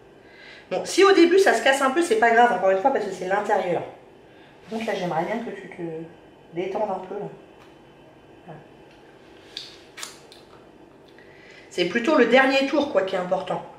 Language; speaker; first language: French; native; French